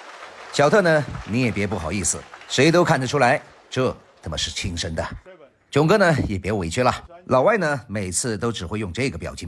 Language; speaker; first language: Chinese; native; Chinese